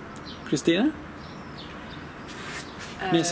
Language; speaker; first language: French; non-native, learner; Russian